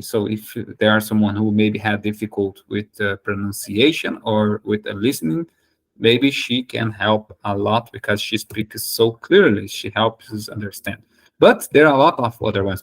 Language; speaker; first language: English; non-native, fluent; Portuguese